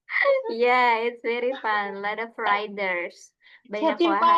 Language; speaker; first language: English; non-native, fluent; Indonesian